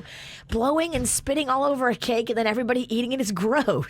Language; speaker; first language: English; native; English